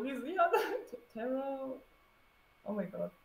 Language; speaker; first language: English; non-native, fluent; German